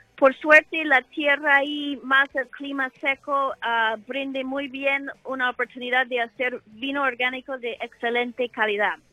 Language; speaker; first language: Spanish; non-native, fluent; English